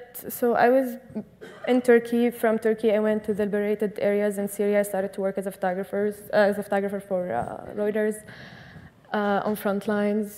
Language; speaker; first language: English; non-native, fluent; Arabic